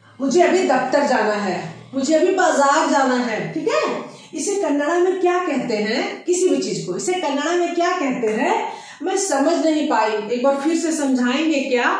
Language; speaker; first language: Hindi; native; Hindi